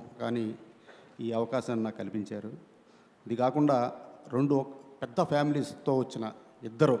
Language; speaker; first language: Telugu; native; Telugu